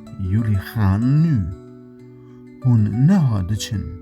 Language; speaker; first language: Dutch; non-native, learner; Kurdish